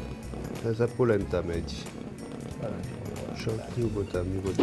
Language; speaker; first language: Hungarian; non-native, learner; French